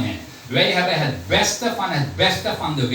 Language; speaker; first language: Dutch; non-native, local second language; Hindi